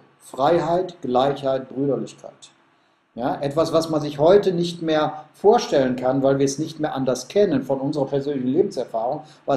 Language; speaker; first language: German; native; German